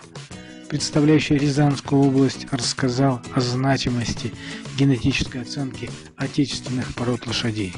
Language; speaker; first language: Russian; native; Russian